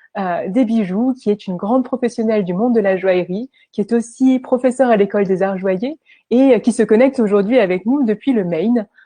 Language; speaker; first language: French; native; French